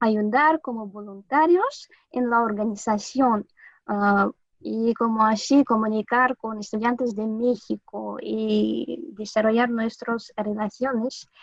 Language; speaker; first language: Spanish; non-native, fluent; Russian